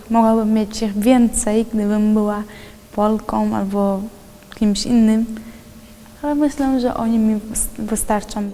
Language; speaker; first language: Polish; non-native, fluent; Chechen